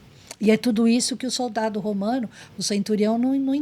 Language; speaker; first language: Portuguese; native; Portuguese